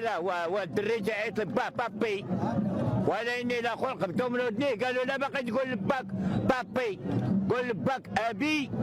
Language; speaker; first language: Arabic; native; Arabic